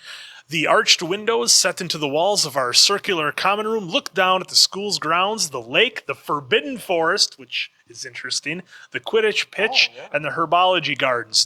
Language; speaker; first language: English; native; English